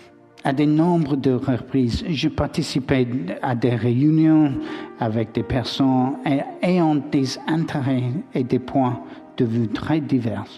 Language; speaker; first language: French; non-native, learner; English